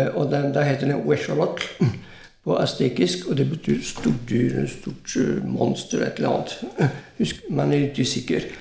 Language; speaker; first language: Norwegian; non-native, fluent; Italian